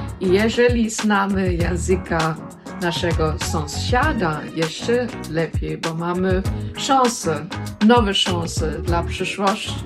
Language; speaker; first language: Polish; non-native, learner; German